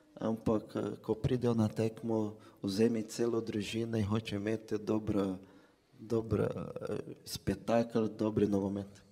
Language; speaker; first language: Slovenian; non-native, fluent; Portuguese